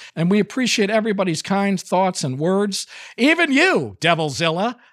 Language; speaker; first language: English; native; English